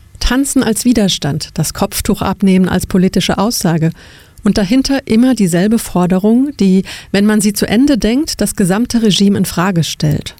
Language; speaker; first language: German; native; German